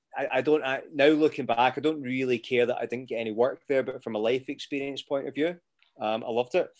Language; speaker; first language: English; native; English